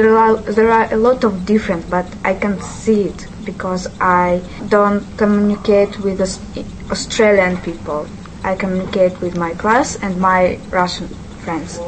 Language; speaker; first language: English; non-native, fluent; Russian